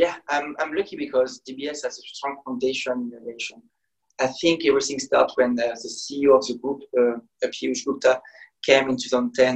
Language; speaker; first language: English; non-native, fluent; French